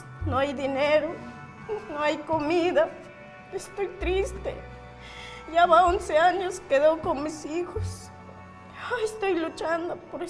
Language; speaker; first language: Spanish; non-native, local second language; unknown